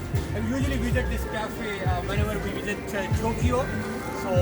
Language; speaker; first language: English; non-native, learner; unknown